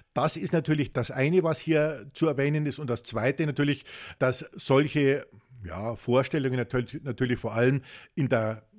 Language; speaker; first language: German; native; German